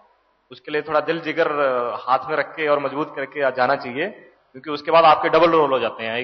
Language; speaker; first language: Hindi; native; Hindi